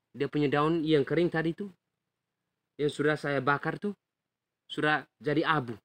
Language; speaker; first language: Indonesian; non-native, local second language; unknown